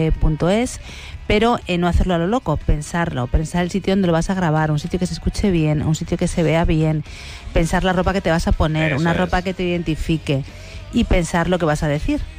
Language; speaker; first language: Spanish; native; Spanish